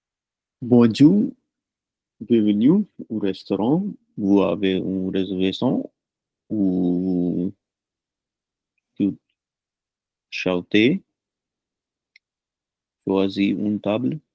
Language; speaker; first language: French; non-native, learner; Punjabi